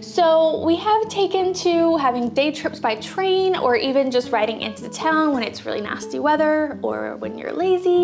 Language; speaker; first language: English; native; English